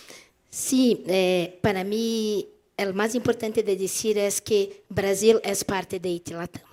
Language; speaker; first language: Spanish; non-native, fluent; Portuguese